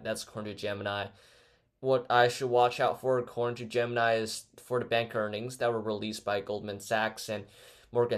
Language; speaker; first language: English; non-native, fluent; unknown